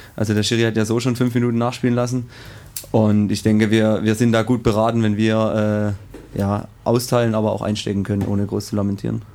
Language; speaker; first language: German; native; German